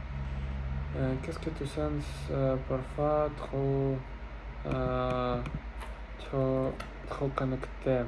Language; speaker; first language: French; non-native, learner; Russian